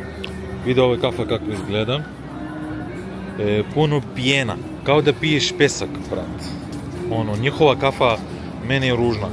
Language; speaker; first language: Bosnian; early bilingual, heritage; Bosnian